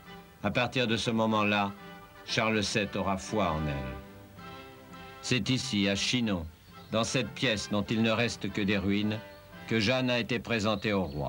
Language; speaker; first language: French; native; French